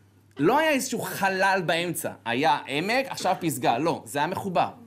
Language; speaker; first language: Hebrew; native; Hebrew